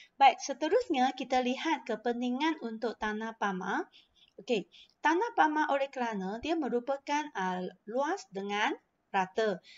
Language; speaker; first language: Malay; non-native, local second language; Chinese